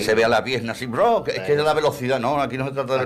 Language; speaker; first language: Spanish; native; Spanish